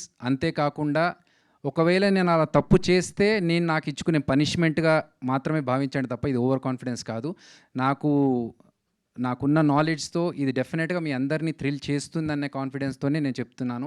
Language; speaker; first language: Telugu; native; Telugu